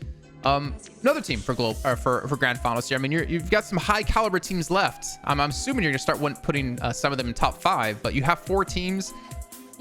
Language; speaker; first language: English; native; English